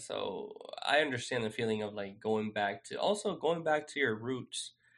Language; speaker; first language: English; non-native, fluent; Spanish